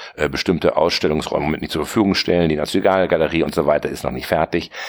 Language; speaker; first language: German; native; German